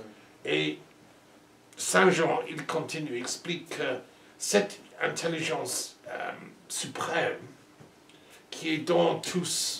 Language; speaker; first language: French; non-native, learner; English